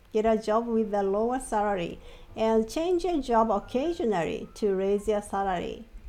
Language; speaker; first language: English; non-native, fluent; Japanese